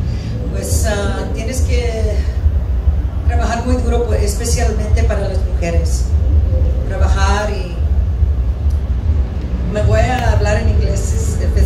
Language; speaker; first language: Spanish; early bilingual, heritage; English